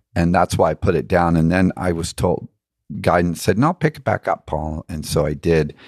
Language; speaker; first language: English; native; English